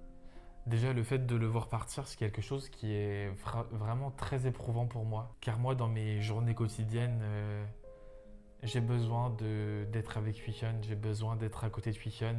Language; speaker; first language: French; native; French